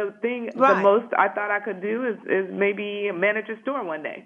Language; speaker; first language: English; native; English